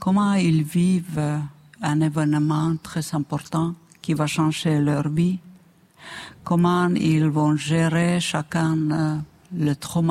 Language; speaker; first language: French; non-native, fluent; Finnish